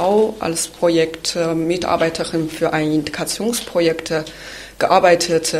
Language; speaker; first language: German; non-native, fluent; Chinese